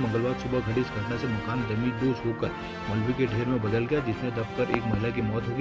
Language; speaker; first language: Hindi; native; Hindi